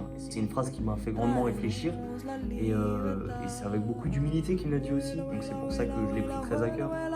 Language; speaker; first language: French; native; French